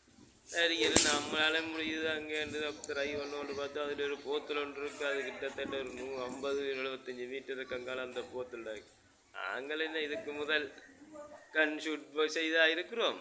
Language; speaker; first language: Tamil; native; Tamil